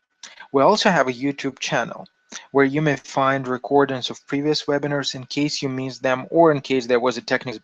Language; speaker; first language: English; non-native, fluent; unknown